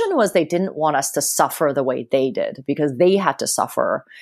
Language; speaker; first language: English; early bilingual, other home language; Cantonese